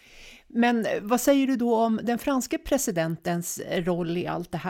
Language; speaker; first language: Swedish; native; Swedish